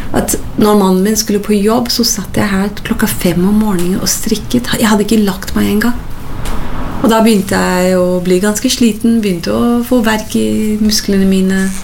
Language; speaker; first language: Norwegian; non-native, fluent; English